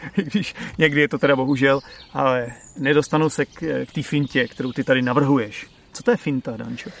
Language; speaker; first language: Czech; native; Czech